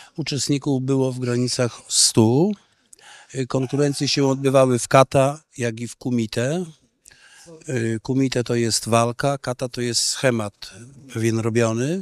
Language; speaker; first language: Polish; native; Polish